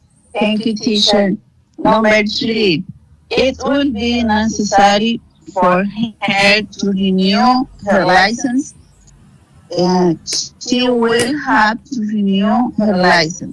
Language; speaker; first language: English; non-native, learner; Spanish